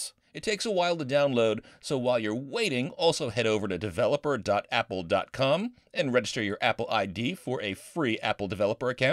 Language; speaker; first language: English; native; English